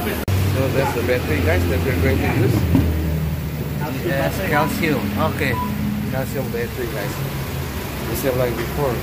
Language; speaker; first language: English; non-native, fluent; Indonesian